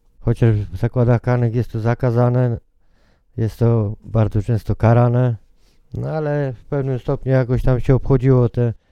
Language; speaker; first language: Polish; native; Polish